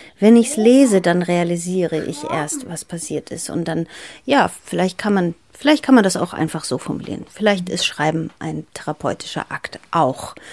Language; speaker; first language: German; early bilingual, other home language; Greek